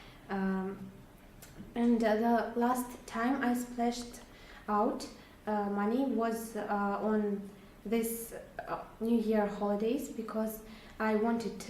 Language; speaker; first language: English; non-native, learner; Russian